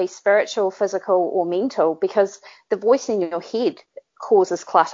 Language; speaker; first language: English; native; English